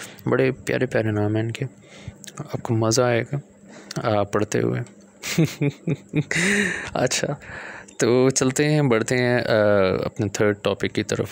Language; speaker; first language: Urdu; early bilingual, other home language; Punjabi